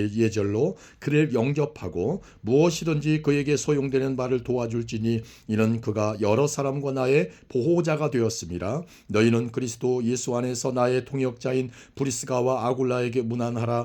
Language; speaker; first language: Korean; native; Korean